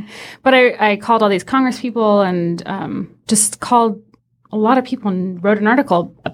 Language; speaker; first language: English; early bilingual, other home language; Persian